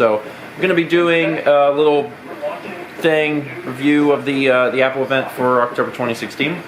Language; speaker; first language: English; native; English